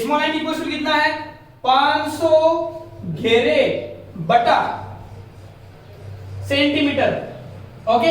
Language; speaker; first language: Hindi; native; Hindi